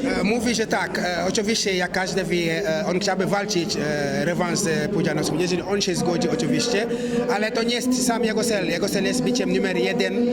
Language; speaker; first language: Polish; non-native, learner; Wolof